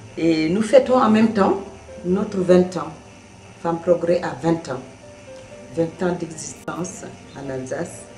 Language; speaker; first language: French; non-native, local second language; Wolof